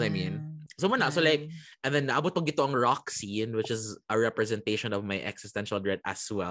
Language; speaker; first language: English; non-native, local second language; Cebuano